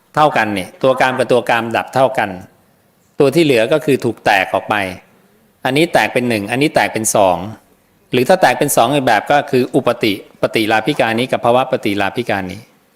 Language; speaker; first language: Thai; native; Thai